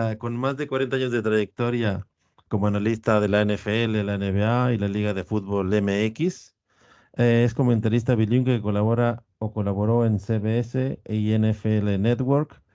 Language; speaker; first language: Spanish; native; Spanish